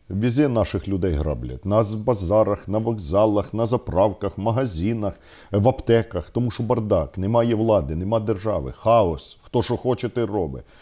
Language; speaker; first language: Ukrainian; native; Ukrainian